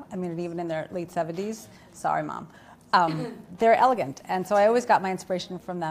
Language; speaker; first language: English; native; English